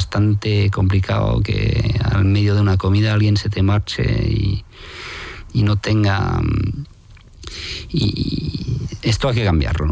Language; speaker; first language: Spanish; non-native, fluent; French